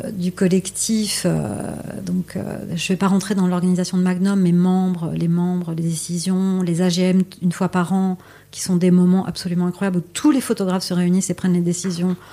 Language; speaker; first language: French; native; French